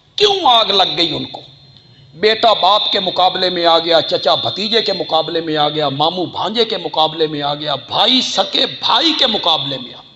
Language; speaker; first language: Urdu; non-native, local second language; Punjabi